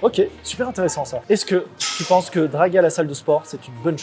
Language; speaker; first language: French; native; French